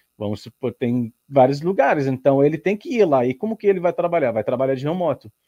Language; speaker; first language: Portuguese; non-native, learner; Arabic